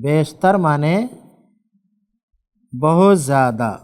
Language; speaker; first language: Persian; non-native, fluent; Urdu